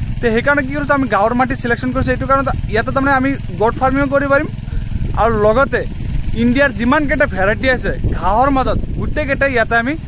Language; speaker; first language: Assamese; non-native, local second language; Bangla